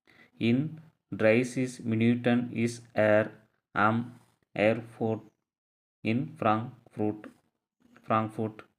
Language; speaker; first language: German; non-native, learner; Tamil